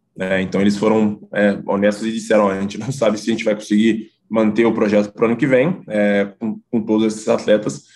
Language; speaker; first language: Portuguese; native; Portuguese